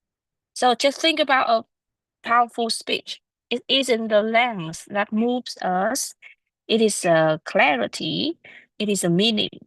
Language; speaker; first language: English; non-native, learner; Vietnamese